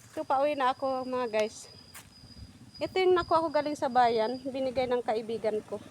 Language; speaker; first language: Filipino; non-native, local second language; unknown